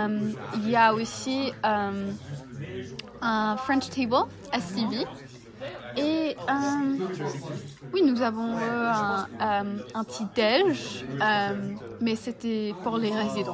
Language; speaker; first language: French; non-native, learner; English